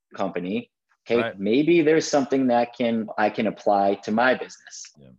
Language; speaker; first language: English; native; English